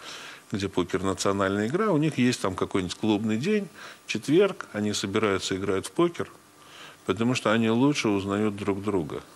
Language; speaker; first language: Russian; native; Russian